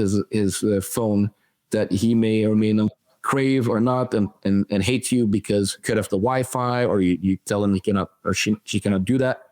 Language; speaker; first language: English; non-native, fluent; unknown